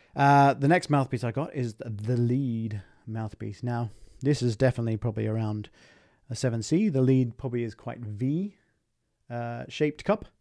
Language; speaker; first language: English; native; English